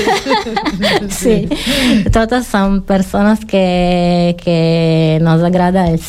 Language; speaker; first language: Catalan; non-native, learner; Italian